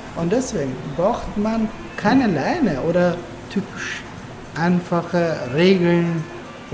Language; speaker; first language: German; non-native, learner; Turkish